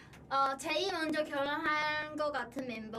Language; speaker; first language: Korean; non-native, fluent; Thai